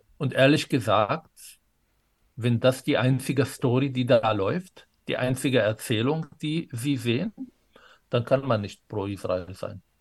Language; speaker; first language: German; non-native, fluent; Arabic